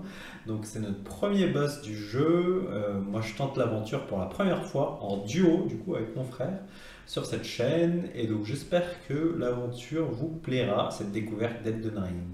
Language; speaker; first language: French; native; French